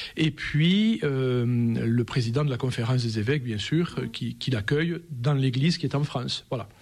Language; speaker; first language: French; native; French